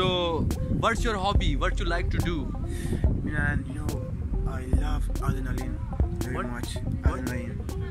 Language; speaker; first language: English; non-native, learner; Persian